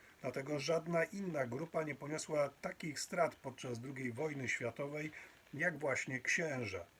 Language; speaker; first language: Polish; native; Polish